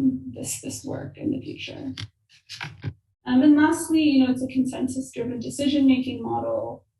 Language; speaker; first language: English; native; English